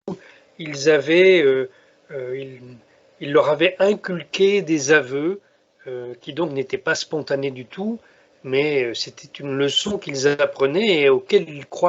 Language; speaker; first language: French; native; French